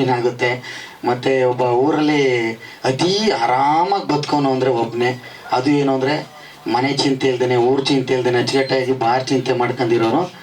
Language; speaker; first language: Kannada; native; Kannada